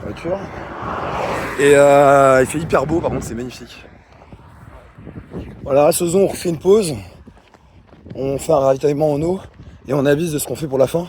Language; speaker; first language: French; native; French